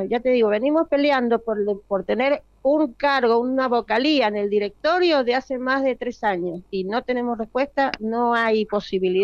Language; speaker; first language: Spanish; native; Spanish